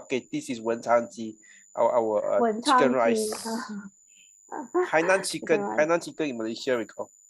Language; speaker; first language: English; non-native, local second language; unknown